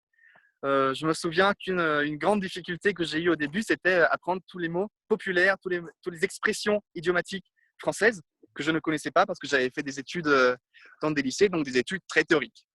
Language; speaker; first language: French; non-native, fluent; Italian